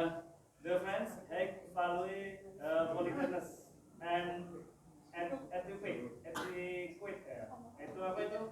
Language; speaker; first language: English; non-native, learner; Indonesian